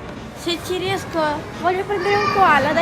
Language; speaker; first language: Italian; early bilingual, other home language; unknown